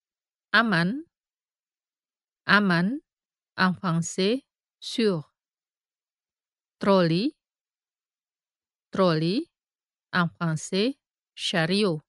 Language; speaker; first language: French; non-native, fluent; Indonesian